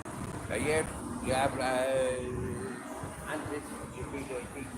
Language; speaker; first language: Spanish; non-native, learner; English